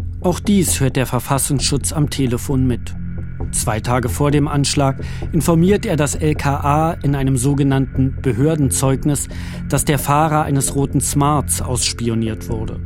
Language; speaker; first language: German; native; German